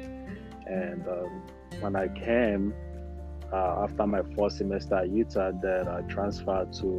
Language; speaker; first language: English; non-native, local second language; Igbo